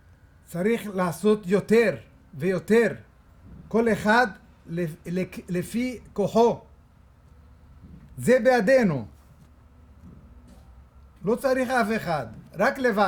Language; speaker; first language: Hebrew; non-native, fluent; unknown